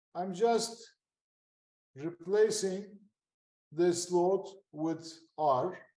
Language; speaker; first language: English; non-native, fluent; Turkish